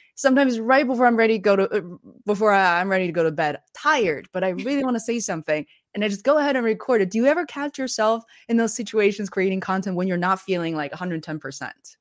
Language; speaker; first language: English; non-native, fluent; Chinese